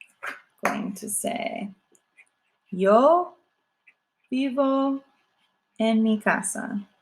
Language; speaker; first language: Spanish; non-native, fluent; English